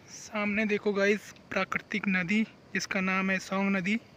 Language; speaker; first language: Hindi; native; Hindi